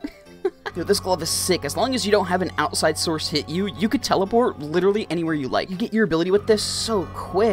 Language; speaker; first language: English; native; English